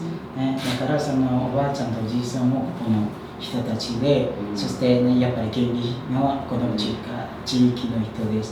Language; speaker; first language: Japanese; non-native, fluent; Indonesian